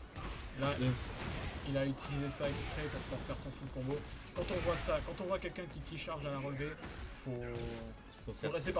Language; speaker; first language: French; native; French